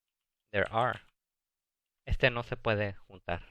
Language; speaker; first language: Spanish; early bilingual, heritage; Spanish